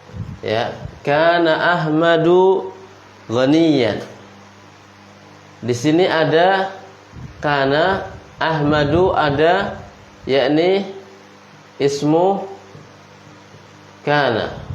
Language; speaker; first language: Arabic; non-native, fluent; Indonesian